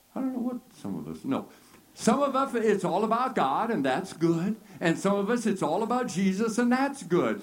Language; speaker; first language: English; native; English